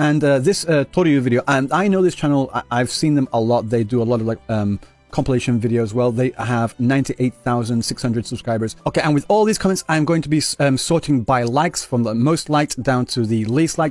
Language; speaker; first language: English; native; English